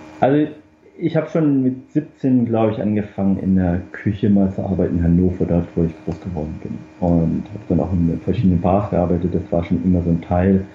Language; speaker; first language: German; early bilingual, other home language; Korean